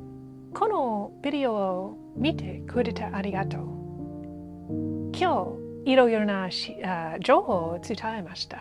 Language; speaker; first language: Japanese; non-native, learner; English